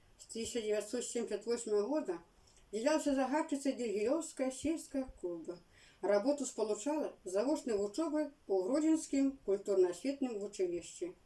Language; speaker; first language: Belarusian; native; Belarusian